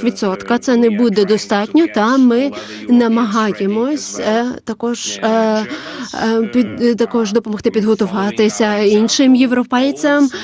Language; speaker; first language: Ukrainian; non-native, learner; Lithuanian